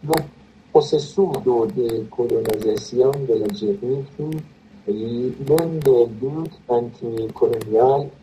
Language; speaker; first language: French; non-native, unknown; Persian